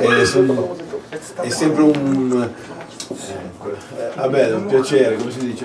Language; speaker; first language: Spanish; non-native, learner; Italian